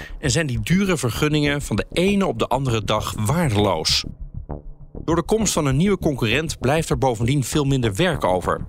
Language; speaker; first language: Dutch; native; Dutch